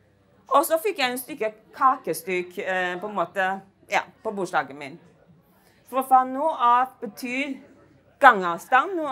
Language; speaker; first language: Norwegian; non-native, fluent; Chinese